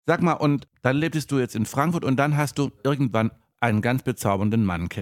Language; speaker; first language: German; native; German